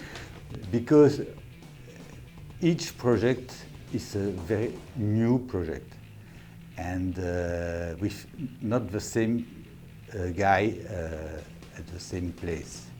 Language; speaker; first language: English; non-native, learner; French